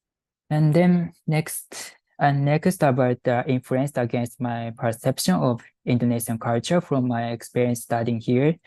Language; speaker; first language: English; non-native, fluent; Japanese